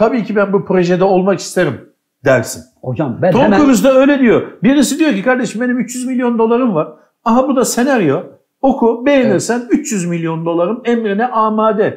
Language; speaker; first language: Turkish; native; Turkish